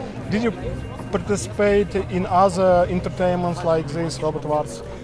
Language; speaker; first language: English; non-native, learner; Russian